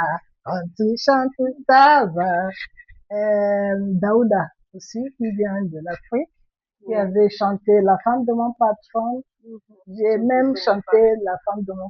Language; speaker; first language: French; non-native, fluent; Igbo